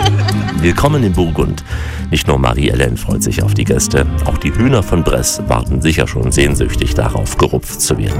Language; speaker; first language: German; native; German